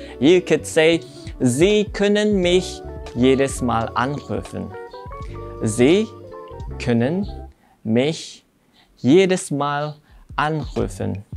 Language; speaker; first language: German; non-native, fluent; Indonesian